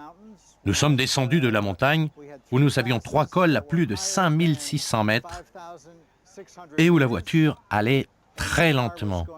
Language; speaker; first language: French; native; French